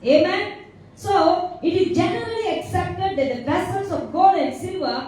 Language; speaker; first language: English; non-native, local second language; Tamil